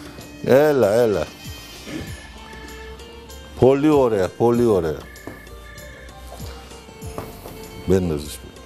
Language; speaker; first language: Greek; non-native, fluent; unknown